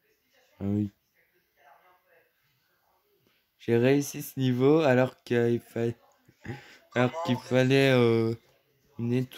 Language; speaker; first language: French; native; French